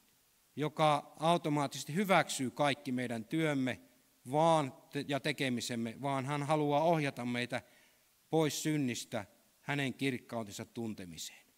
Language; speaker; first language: Finnish; native; Finnish